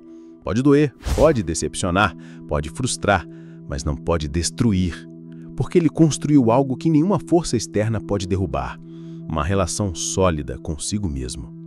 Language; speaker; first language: Portuguese; native; Portuguese